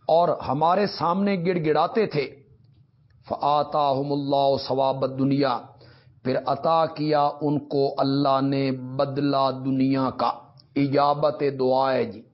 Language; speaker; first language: Urdu; non-native, local second language; Punjabi